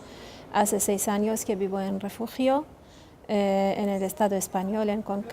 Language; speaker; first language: Spanish; non-native, fluent; Kurdish